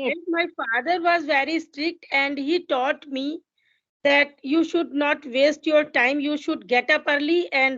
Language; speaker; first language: English; non-native, local second language; Hindi